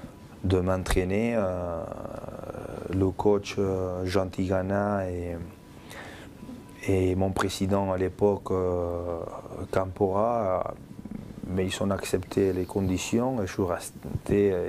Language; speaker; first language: French; non-native, fluent; Spanish